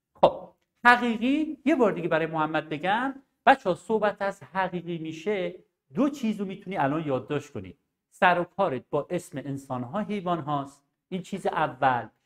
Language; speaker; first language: Persian; non-native, local second language; Arabic